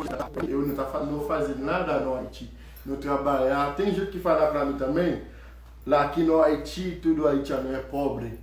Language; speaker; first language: Portuguese; non-native, learner; Haitian Creole